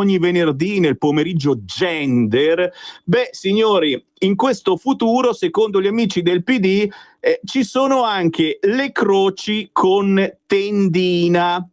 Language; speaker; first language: Italian; native; Italian